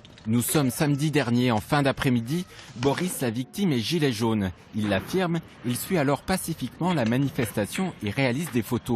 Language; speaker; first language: French; native; French